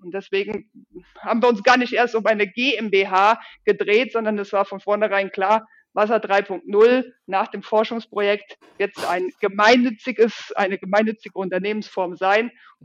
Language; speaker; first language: German; native; German